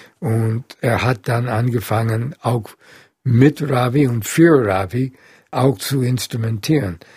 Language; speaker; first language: German; non-native, fluent; English